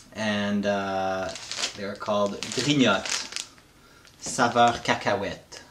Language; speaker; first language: English; native; English